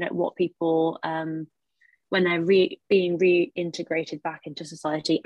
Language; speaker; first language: English; native; English